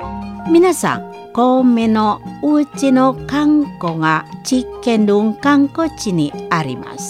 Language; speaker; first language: Japanese; non-native, fluent; Indonesian